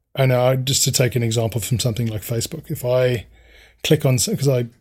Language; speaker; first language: English; native; English